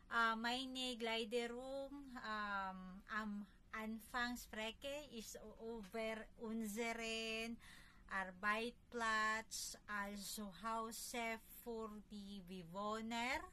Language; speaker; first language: German; non-native, learner; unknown